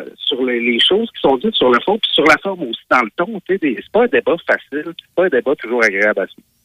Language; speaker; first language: French; native; French